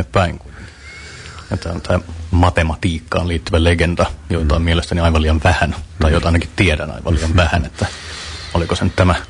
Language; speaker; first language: Finnish; native; Finnish